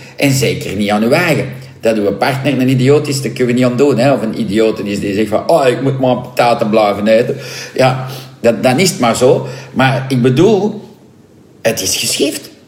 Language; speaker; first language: Dutch; non-native, local second language; French